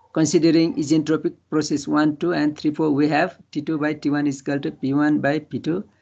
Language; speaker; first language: English; non-native, local second language; Nepali